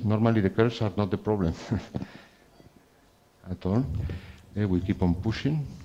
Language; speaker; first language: English; non-native, fluent; Spanish